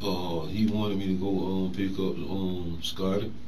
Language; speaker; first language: English; native; English